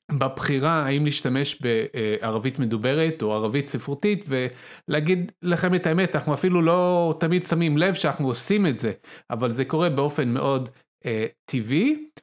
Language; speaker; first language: Hebrew; non-native, local second language; Arabic